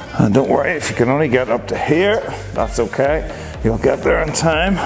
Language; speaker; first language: English; native; English